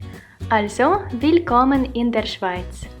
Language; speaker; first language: German; non-native, fluent; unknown